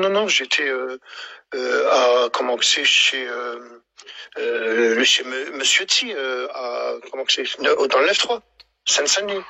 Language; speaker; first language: French; native; French